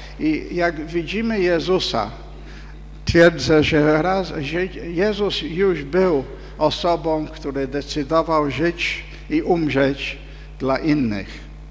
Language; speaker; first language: Polish; non-native, fluent; English